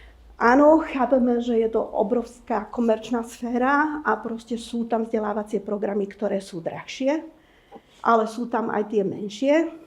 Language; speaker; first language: Slovak; native; Slovak